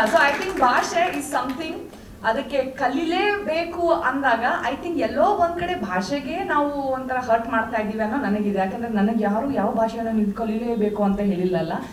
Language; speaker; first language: Kannada; non-native, local second language; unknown